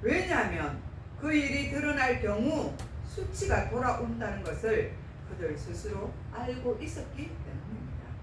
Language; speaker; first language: Korean; native; Korean